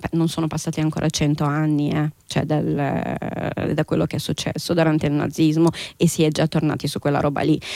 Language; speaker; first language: Italian; early bilingual, other home language; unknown